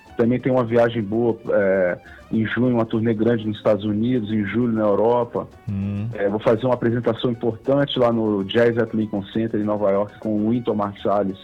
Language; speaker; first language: Portuguese; native; Portuguese